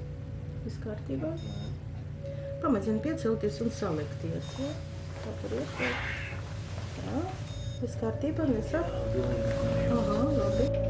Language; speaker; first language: Latvian; non-native, local second language; Russian